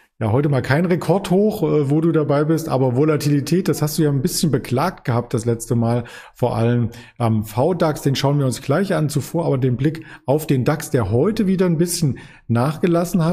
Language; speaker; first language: German; native; German